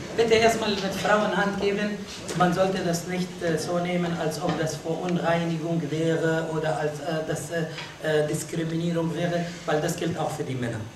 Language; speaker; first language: German; non-native, fluent; Arabic